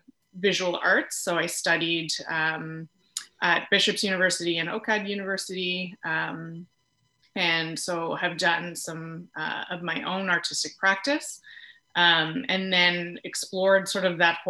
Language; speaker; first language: English; native; English